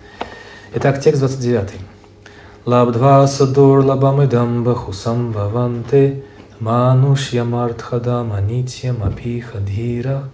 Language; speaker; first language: Russian; native; Russian